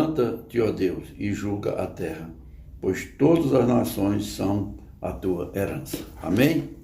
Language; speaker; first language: Portuguese; native; Portuguese